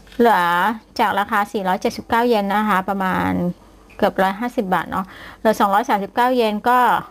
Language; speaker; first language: Thai; native; Thai